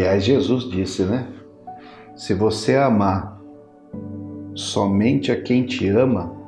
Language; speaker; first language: Portuguese; native; Portuguese